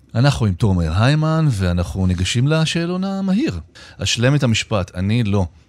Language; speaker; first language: Hebrew; native; Hebrew